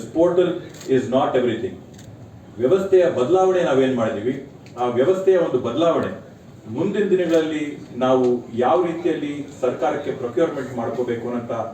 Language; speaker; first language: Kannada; native; Kannada